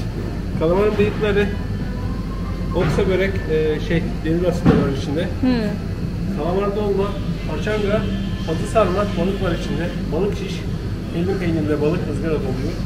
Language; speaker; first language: Turkish; native; Turkish